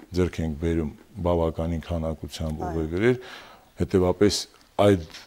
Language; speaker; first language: Armenian; native; Armenian